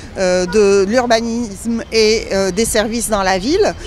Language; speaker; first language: French; non-native, local second language; Arabic